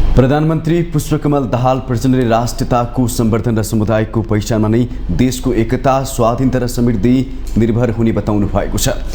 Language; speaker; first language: Nepali; native; Nepali